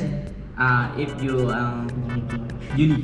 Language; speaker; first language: English; non-native, learner; Vietnamese